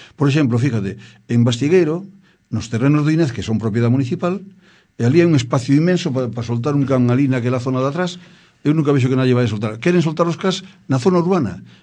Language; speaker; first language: Galician; native; Galician